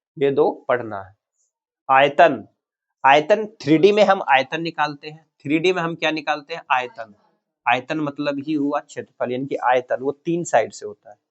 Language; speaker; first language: Hindi; native; Hindi